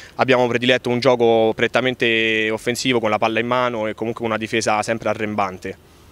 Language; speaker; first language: Italian; native; Italian